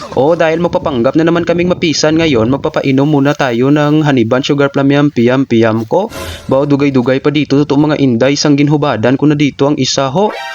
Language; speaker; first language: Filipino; non-native, local second language; Hiligaynon